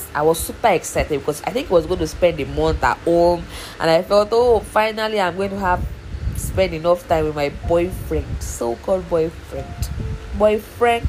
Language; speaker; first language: English; non-native, local second language; Yoruba